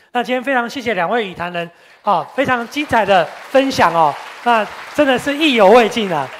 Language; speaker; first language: Chinese; native; Chinese